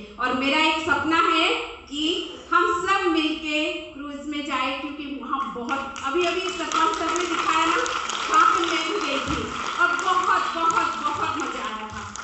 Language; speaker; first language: Hindi; non-native, local second language; Odia